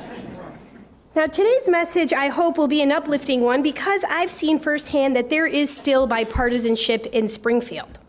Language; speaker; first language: English; native; English